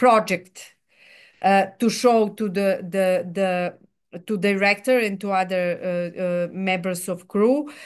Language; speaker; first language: English; non-native, fluent; Serbian